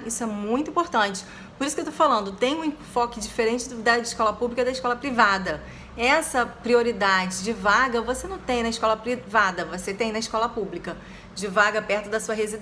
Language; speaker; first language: Portuguese; native; Portuguese